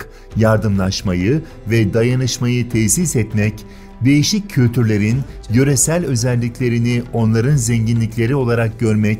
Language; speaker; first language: Turkish; native; Turkish